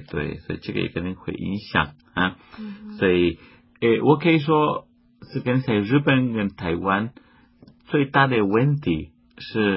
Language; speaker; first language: Chinese; non-native, fluent; Spanish